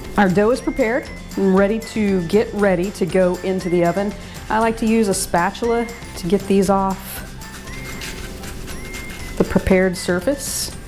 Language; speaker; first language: English; native; English